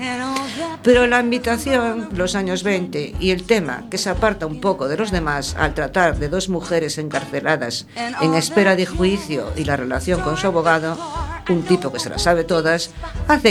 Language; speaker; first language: Spanish; native; Spanish